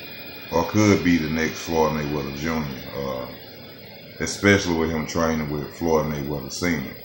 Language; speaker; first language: English; native; English